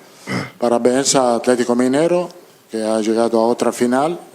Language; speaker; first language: Portuguese; non-native, learner; Italian